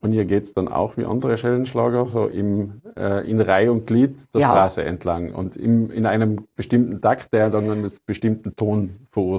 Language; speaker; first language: German; native; German